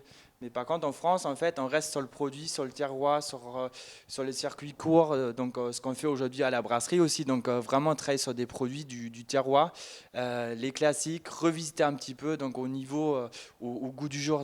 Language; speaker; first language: French; non-native, fluent; German